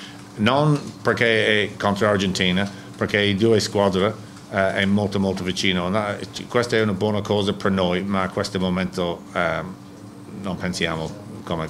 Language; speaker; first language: Italian; non-native, learner; English